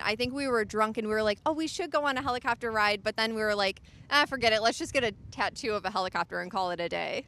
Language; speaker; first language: English; native; English